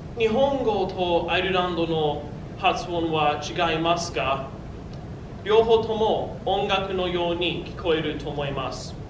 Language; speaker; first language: Japanese; non-native, learner; English